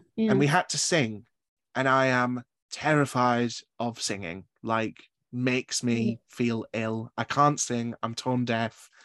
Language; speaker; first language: English; native; English